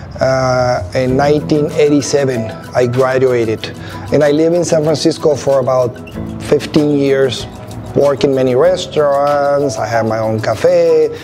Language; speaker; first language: English; non-native, fluent; Spanish